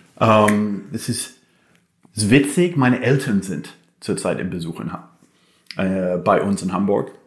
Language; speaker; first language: German; non-native, fluent; English